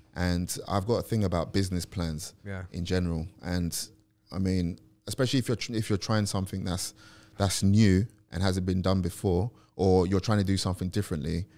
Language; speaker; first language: English; native; English